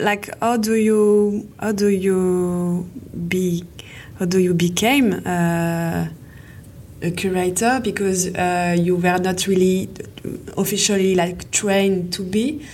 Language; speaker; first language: English; non-native, fluent; French